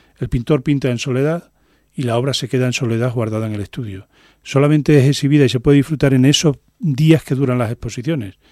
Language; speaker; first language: Spanish; native; Spanish